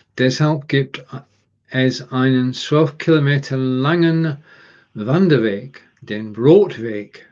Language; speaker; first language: German; non-native, learner; English